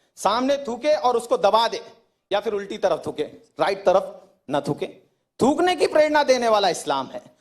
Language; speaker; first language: Hindi; native; Hindi